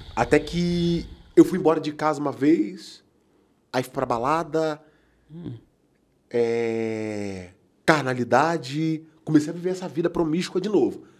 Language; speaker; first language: Portuguese; native; Portuguese